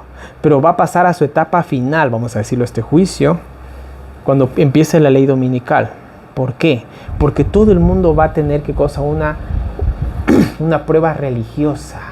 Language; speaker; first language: Spanish; native; Spanish